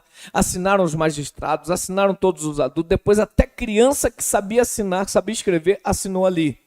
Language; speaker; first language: Portuguese; native; Portuguese